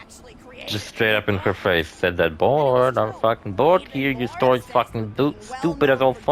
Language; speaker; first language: English; non-native, fluent; Polish